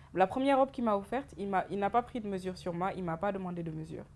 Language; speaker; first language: French; non-native, local second language; Wolof